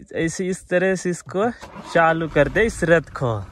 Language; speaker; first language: Hindi; non-native, local second language; Marathi